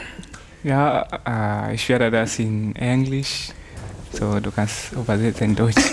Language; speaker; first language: German; non-native, learner; Swahili